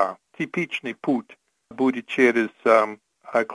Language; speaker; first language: Russian; non-native, fluent; English